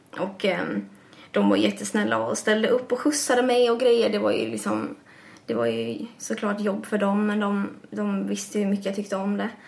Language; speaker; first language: Swedish; early bilingual, other home language; English